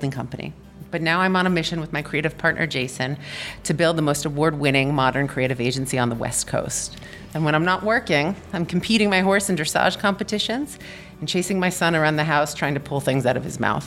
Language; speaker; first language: English; native; English